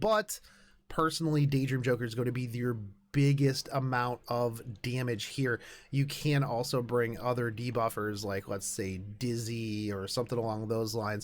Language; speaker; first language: English; native; English